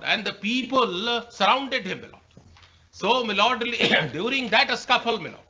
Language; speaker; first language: English; non-native, local second language; Hindi